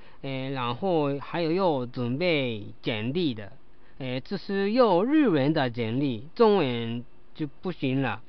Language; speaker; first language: Chinese; non-native, learner; Japanese